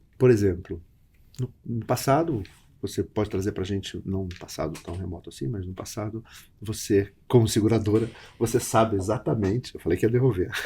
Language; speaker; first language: Portuguese; native; Portuguese